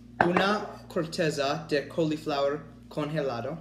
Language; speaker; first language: Spanish; non-native, learner; English